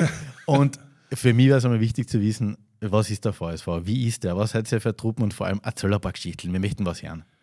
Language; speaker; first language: German; native; German